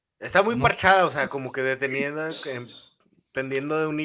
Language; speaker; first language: Spanish; native; Spanish